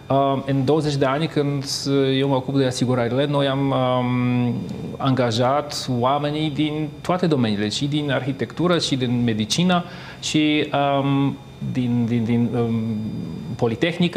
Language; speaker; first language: Romanian; non-native, fluent; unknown